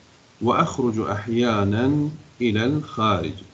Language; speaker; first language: Arabic; non-native, fluent; Turkish